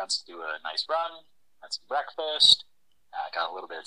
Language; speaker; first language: English; native; English